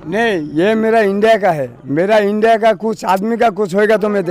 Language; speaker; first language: Hindi; non-native, local second language; Bangla